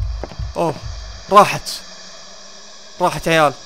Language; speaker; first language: Arabic; native; Arabic